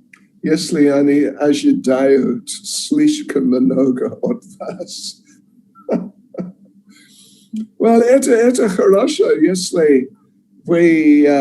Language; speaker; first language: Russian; non-native, learner; English